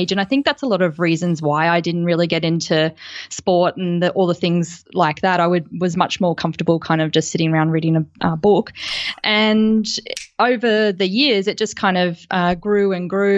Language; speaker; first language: English; native; English